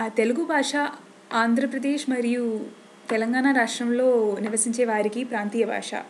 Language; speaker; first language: Telugu; non-native, local second language; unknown